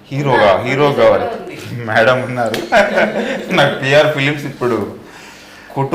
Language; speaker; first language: Telugu; native; Telugu